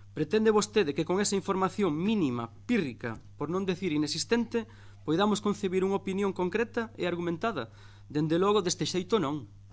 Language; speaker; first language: Galician; native; Galician